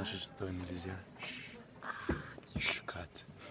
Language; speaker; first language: Russian; non-native, fluent; English